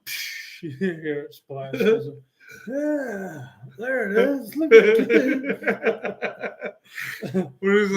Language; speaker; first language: English; native; English